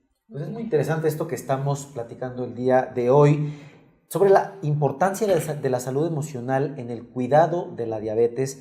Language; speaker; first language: Spanish; native; Spanish